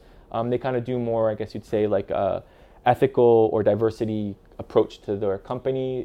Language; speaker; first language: English; native; English